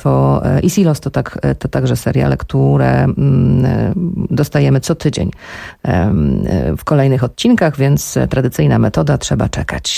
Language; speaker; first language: Polish; native; Polish